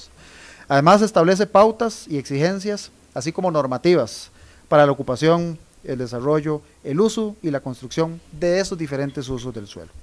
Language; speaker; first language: Spanish; native; Spanish